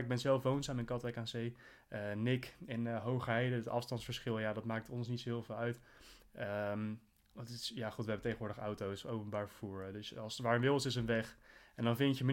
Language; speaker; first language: Dutch; native; Dutch